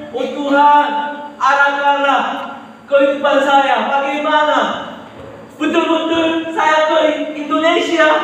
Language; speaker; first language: Indonesian; non-native, fluent; Korean